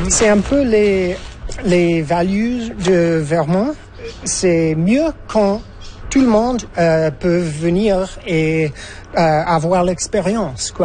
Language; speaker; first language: French; non-native, fluent; English